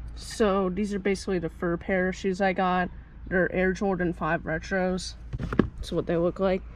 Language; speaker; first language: English; native; English